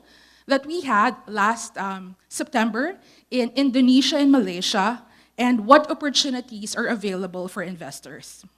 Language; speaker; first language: English; non-native, local second language; Filipino